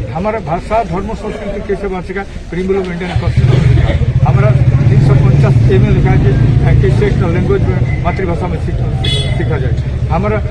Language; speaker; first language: Hindi; non-native, local second language; Bangla